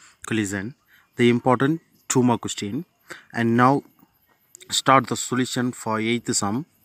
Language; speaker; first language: English; non-native, local second language; Tamil